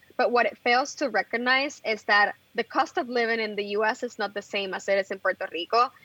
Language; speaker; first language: English; non-native, fluent; Spanish